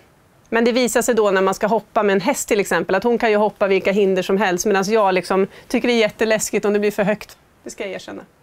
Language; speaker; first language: Swedish; native; Swedish